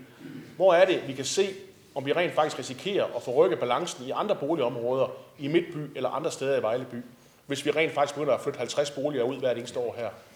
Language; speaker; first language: Danish; native; Danish